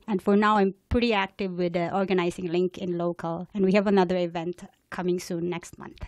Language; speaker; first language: English; non-native, local second language; Cebuano